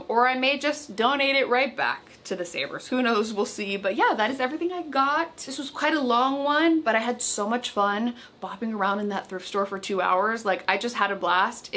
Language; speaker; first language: English; native; English